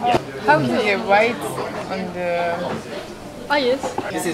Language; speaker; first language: English; non-native, learner; French